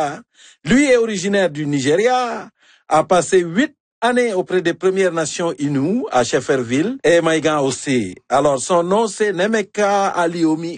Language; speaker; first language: French; native; French